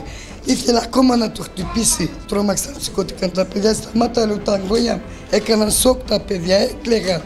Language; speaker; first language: Greek; non-native, local second language; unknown